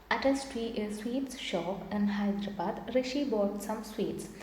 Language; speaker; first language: English; non-native, local second language; Malayalam